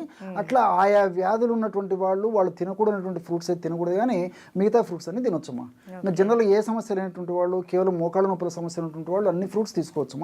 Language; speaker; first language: Telugu; native; Telugu